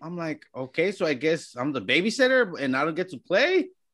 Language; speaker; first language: English; early bilingual, other home language; Spanish